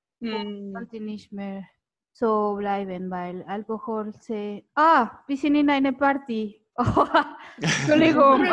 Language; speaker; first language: German; non-native, learner; Spanish